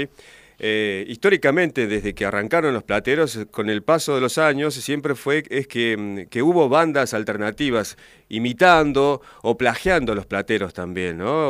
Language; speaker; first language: Spanish; native; Spanish